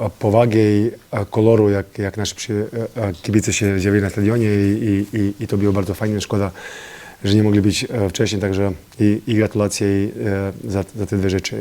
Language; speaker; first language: Polish; non-native, fluent; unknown